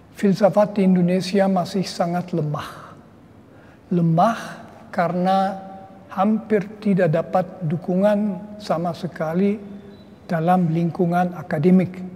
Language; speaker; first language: Indonesian; non-native, fluent; German